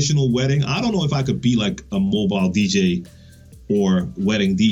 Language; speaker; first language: English; non-native, fluent; Dutch